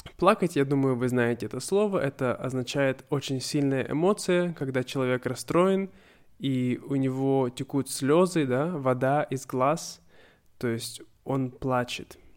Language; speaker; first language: Russian; native; Russian